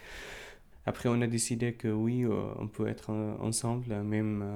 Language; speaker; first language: French; non-native, fluent; Arabic